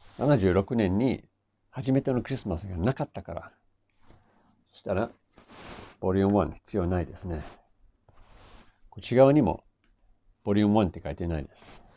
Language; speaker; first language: Japanese; non-native, fluent; English